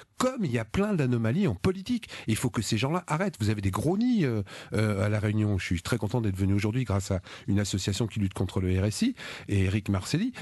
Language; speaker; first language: French; native; French